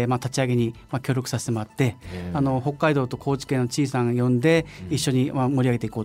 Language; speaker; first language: Japanese; native; Japanese